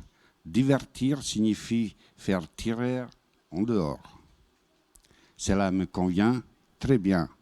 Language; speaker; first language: French; non-native, fluent; Bosnian